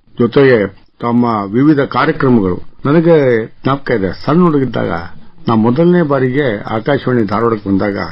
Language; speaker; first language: Kannada; native; Kannada